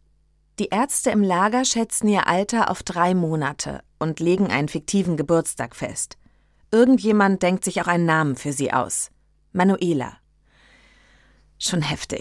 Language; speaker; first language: German; native; German